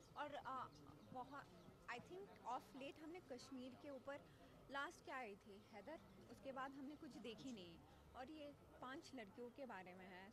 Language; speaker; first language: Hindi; early bilingual, heritage; Hindi